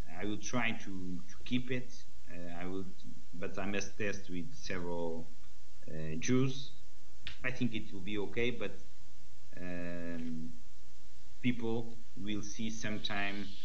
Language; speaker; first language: English; non-native, learner; Portuguese